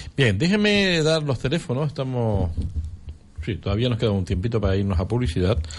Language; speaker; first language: Spanish; native; Spanish